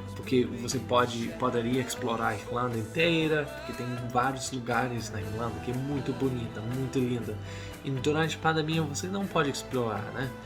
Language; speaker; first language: Portuguese; non-native, learner; English